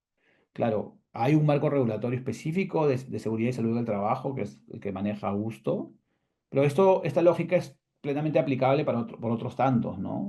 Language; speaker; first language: Spanish; native; Spanish